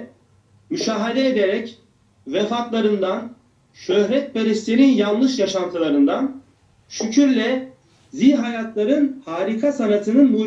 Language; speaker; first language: Turkish; native; Turkish